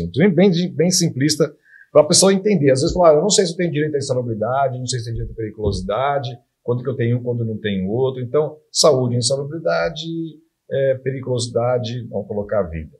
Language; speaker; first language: Portuguese; native; Portuguese